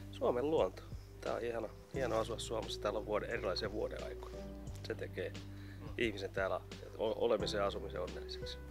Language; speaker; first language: English; non-native, fluent; Finnish